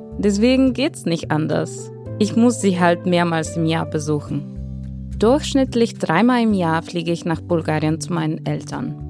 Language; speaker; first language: German; non-native, fluent; Bulgarian